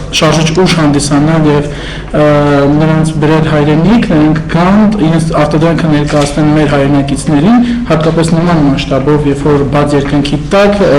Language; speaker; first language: Armenian; native; Armenian